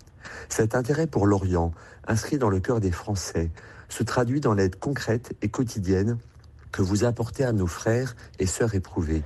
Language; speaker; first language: French; native; French